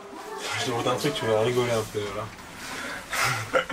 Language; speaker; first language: French; native; French